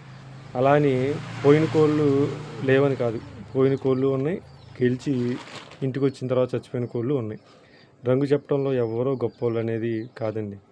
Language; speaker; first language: Telugu; native; Telugu